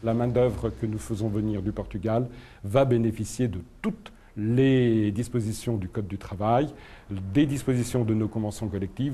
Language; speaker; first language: French; native; French